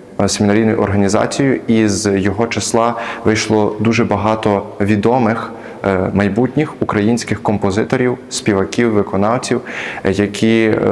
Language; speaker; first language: Ukrainian; native; Ukrainian